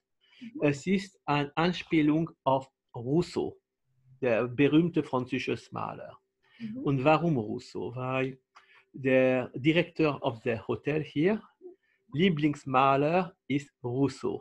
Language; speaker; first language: German; non-native, fluent; French